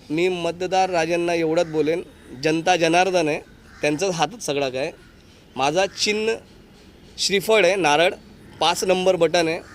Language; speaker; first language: Marathi; non-native, local second language; Hindi